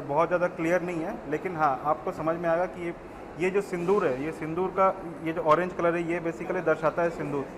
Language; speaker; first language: Hindi; native; Hindi